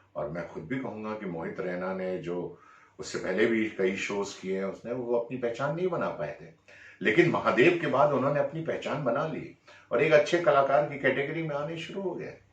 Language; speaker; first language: Hindi; native; Hindi